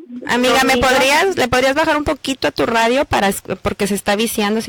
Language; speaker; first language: Spanish; native; Spanish